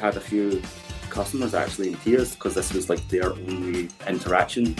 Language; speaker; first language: English; native; English